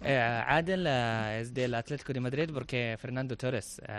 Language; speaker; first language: Spanish; non-native, learner; Arabic